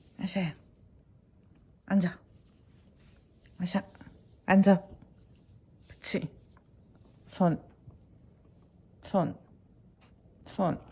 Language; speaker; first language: Korean; early bilingual, heritage; English